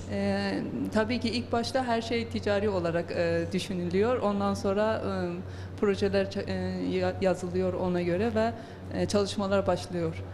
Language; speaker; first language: Turkish; non-native, fluent; Persian